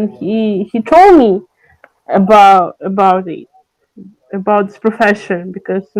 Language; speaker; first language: English; non-native, learner; French